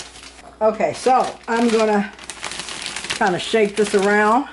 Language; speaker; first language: English; native; English